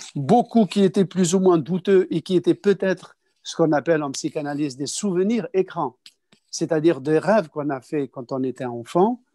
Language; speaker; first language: French; non-native, local second language; Kabyle